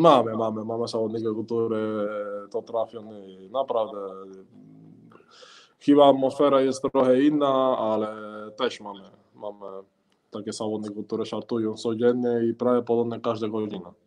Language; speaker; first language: Polish; non-native, learner; Spanish